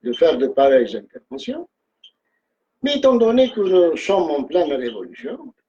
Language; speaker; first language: French; non-native, local second language; Arabic